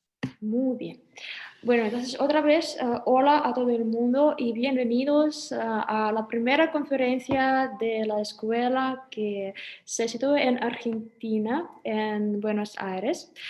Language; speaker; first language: Spanish; non-native, fluent; Russian